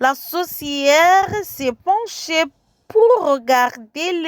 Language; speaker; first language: French; non-native, fluent; English